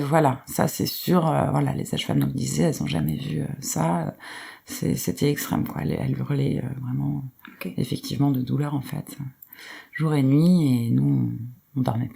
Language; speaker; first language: French; native; French